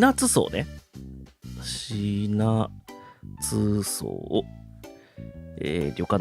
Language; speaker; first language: Japanese; native; Japanese